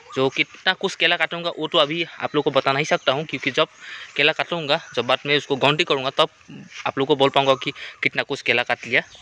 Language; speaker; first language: Hindi; non-native, local second language; Assamese